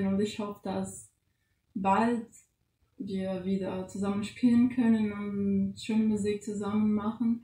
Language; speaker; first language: German; non-native, fluent; Portuguese